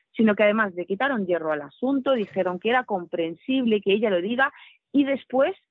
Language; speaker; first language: Spanish; non-native, fluent; Russian